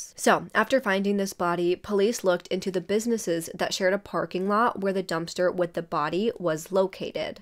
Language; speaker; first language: English; native; English